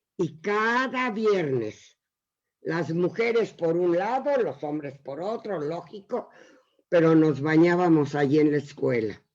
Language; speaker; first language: Spanish; early bilingual, other home language; Yiddish